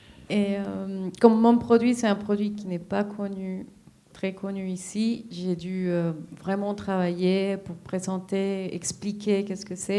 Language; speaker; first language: French; non-native, fluent; Spanish